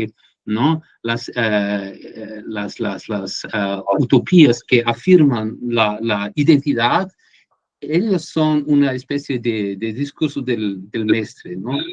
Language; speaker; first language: Spanish; non-native, fluent; Portuguese